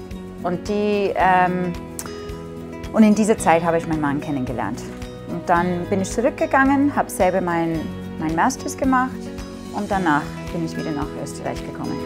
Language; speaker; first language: German; non-native, fluent; English